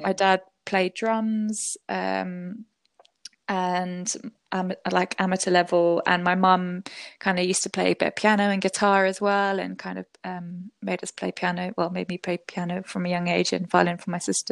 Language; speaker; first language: English; native; English